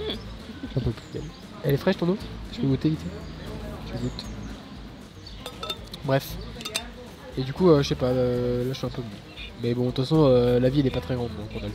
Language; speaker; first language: French; native; French